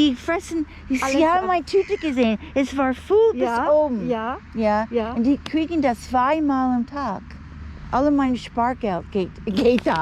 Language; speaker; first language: German; non-native, learner; English